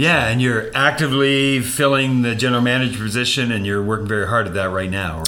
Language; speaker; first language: English; native; English